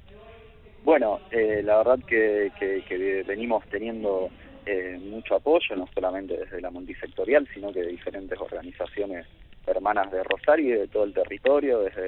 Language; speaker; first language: Spanish; native; Spanish